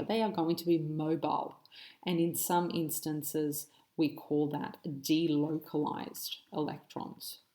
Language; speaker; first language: English; native; English